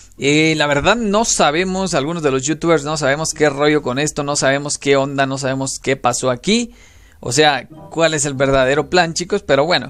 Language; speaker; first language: Spanish; native; Spanish